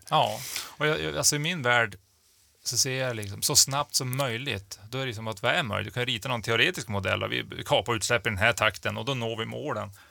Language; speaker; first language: Swedish; native; Swedish